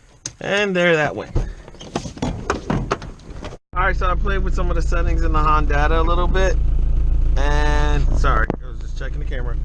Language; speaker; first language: English; native; English